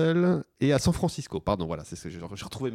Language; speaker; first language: French; native; French